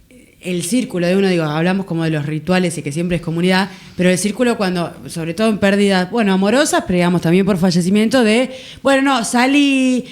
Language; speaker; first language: Spanish; native; Spanish